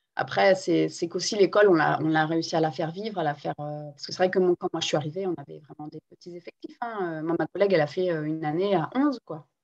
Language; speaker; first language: French; non-native, local second language; Guadeloupean Creole French